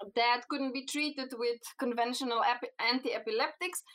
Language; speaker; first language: English; non-native, fluent; Slovenian